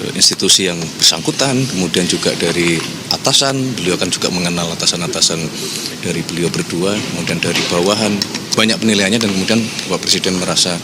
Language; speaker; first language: Indonesian; native; Indonesian